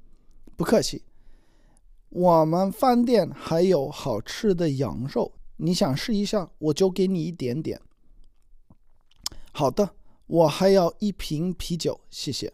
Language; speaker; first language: Chinese; non-native, learner; English